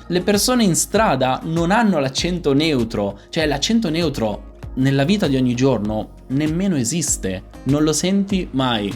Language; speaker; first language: Italian; native; Italian